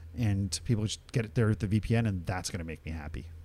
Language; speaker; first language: English; early bilingual, other home language; Hindi